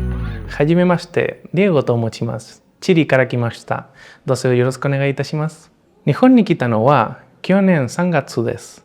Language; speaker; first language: Japanese; non-native, learner; Spanish